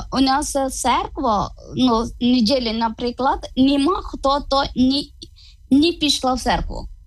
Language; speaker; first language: Ukrainian; non-native, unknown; Malayalam